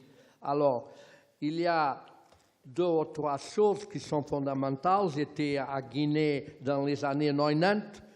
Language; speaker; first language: French; non-native, fluent; Portuguese